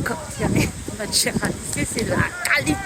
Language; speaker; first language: French; native; French